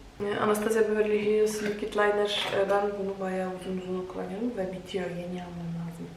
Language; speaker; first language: Turkish; non-native, fluent; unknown